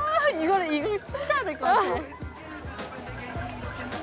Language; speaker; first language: Korean; non-native, fluent; Thai